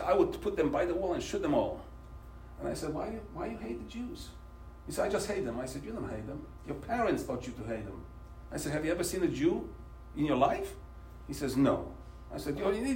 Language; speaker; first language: English; non-native, fluent; Polish